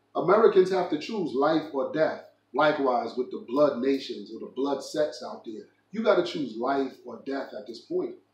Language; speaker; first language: English; native; English